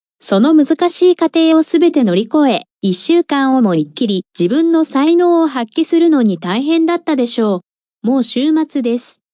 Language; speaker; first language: Japanese; non-native, fluent; Korean